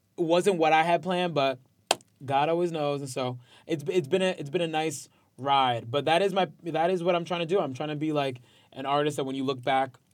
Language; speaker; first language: English; native; English